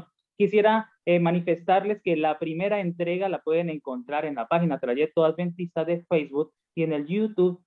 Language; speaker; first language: Spanish; native; Spanish